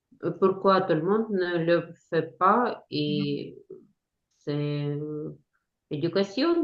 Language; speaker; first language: French; non-native, learner; Ukrainian